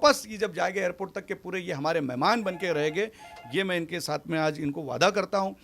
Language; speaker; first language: Hindi; native; Hindi